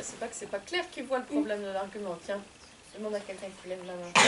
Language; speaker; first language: French; native; French